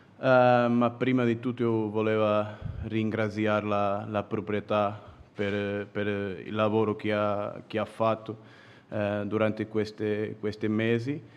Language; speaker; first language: Italian; non-native, fluent; Portuguese